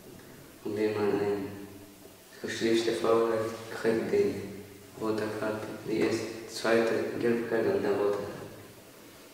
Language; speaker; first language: German; non-native, learner; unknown